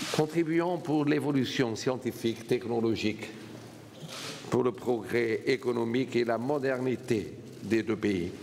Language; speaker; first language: French; non-native, fluent; Portuguese